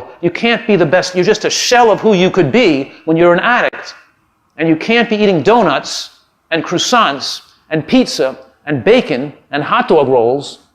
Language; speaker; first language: English; native; English